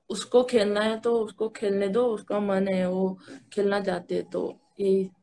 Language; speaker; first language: Hindi; native; Hindi